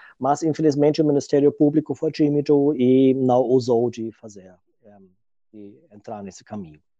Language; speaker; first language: Portuguese; non-native, fluent; German